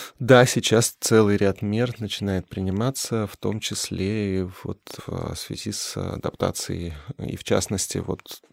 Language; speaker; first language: Russian; native; Russian